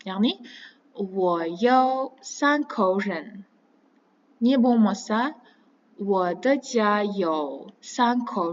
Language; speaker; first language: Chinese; non-native, fluent; Kazakh